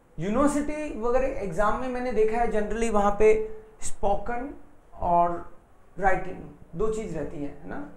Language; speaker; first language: Hindi; native; Hindi